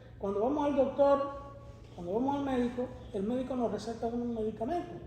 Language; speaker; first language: Spanish; native; Spanish